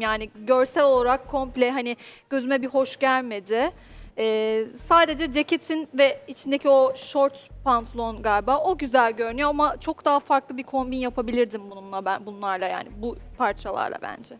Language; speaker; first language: Turkish; native; Turkish